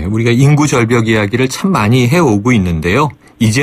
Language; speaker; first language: Korean; native; Korean